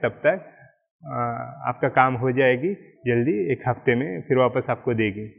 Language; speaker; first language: Hindi; non-native, local second language; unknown